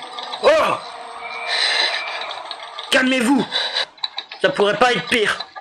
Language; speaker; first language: French; native; French